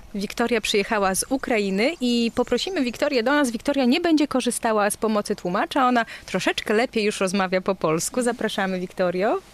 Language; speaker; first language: Polish; native; Polish